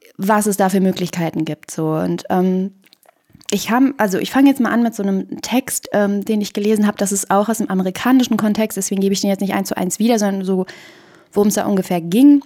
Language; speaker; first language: German; early bilingual, other home language; Persian